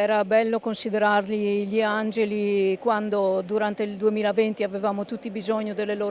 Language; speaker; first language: Italian; native; Italian